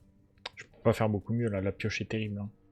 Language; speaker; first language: French; native; French